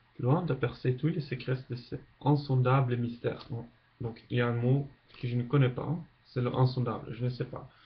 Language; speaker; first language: French; non-native, learner; English